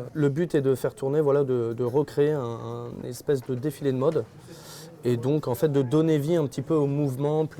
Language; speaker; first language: French; native; French